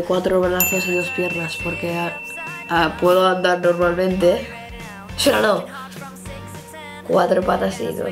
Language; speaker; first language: Spanish; early bilingual, heritage; Spanish